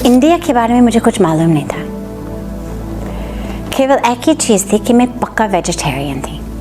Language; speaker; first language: Hindi; non-native, fluent; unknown